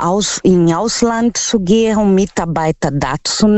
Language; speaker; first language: German; non-native, learner; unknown